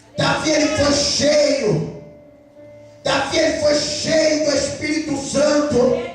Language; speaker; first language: Portuguese; non-native, fluent; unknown